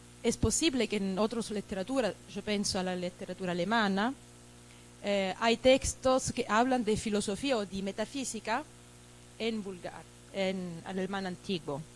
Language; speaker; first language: Spanish; non-native, fluent; Italian